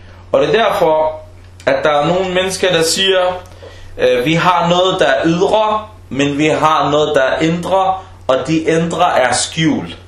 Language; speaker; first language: Danish; early bilingual, other home language; Arabic